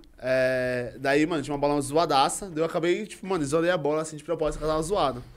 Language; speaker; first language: Portuguese; native; Portuguese